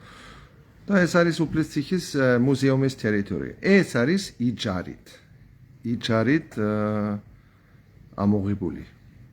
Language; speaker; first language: Georgian; non-native, learner; German